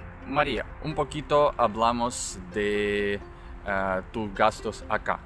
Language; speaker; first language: Spanish; non-native, learner; Russian